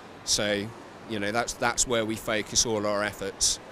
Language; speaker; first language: English; native; English